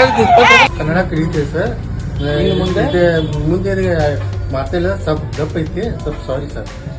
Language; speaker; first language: Kannada; non-native, learner; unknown